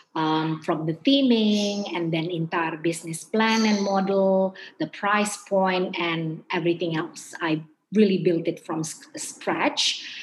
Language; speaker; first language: English; non-native, fluent; Indonesian